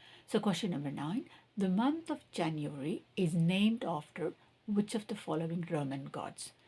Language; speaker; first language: English; non-native, local second language; Tamil